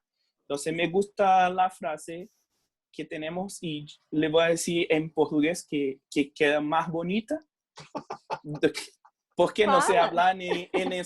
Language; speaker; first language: Spanish; non-native, fluent; Portuguese